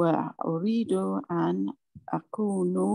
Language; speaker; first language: Arabic; non-native, learner; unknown